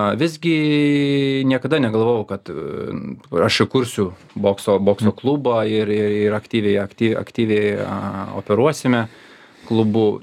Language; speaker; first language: Lithuanian; non-native, local second language; Russian